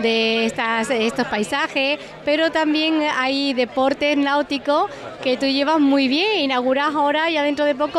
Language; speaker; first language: Spanish; native; Spanish